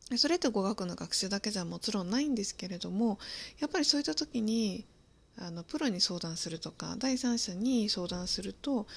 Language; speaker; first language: Japanese; native; Japanese